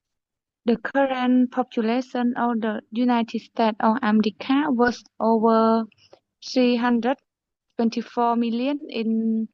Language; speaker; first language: English; non-native, learner; Khmer